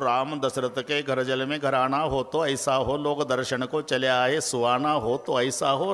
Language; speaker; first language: Hindi; non-native, local second language; Marathi